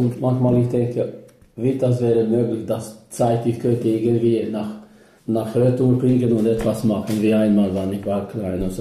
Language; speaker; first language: German; non-native, learner; Albanian